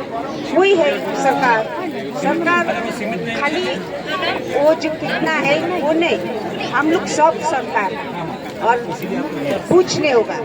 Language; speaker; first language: Hindi; non-native, local second language; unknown